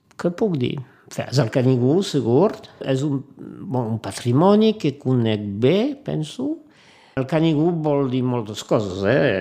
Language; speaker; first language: Catalan; non-native, local second language; French